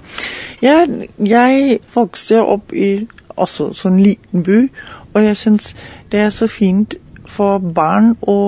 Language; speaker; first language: Norwegian; non-native, learner; German